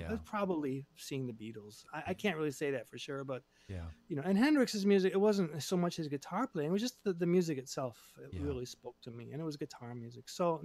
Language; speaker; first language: English; native; English